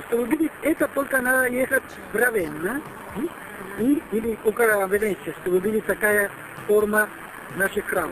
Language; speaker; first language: Russian; non-native, learner; Italian